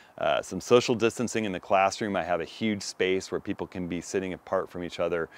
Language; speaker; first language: English; native; English